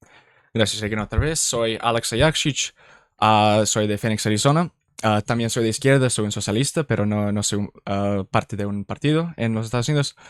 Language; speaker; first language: Spanish; non-native, learner; English